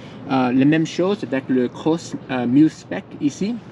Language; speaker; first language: French; non-native, learner; English